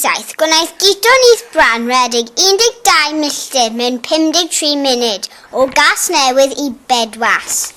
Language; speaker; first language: Welsh; non-native, local second language; English